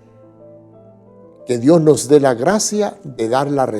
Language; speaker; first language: Spanish; native; Spanish